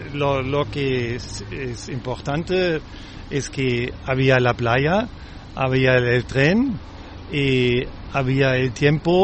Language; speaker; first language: Spanish; non-native, fluent; German